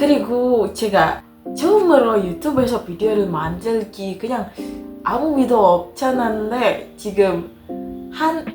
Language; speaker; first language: Korean; non-native, learner; Indonesian